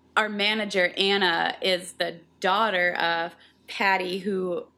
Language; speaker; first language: English; native; English